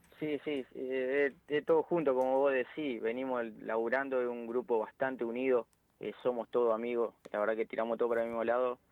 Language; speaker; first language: Spanish; native; Spanish